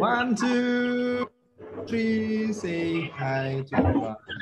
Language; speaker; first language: English; non-native, fluent; Javanese